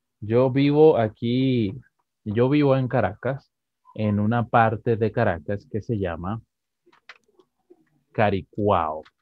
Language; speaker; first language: Spanish; native; Spanish